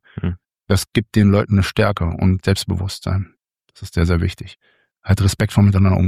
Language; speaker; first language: German; native; German